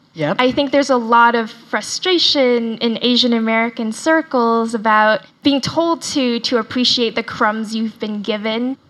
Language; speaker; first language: English; early bilingual, other home language; Chinese